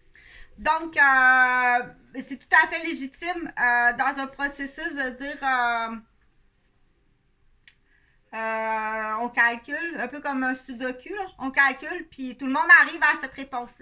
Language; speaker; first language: French; native; French